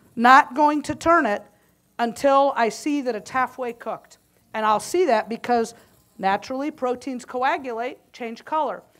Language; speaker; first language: English; native; English